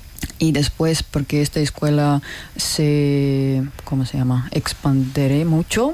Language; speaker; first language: Spanish; non-native, learner; Russian